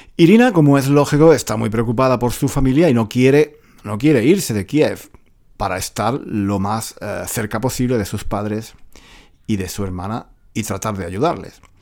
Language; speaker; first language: Spanish; native; Spanish